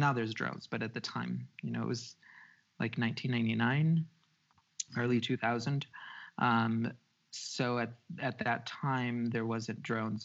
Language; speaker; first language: English; early bilingual, other home language; Spanish